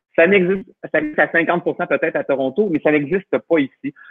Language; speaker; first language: French; native; French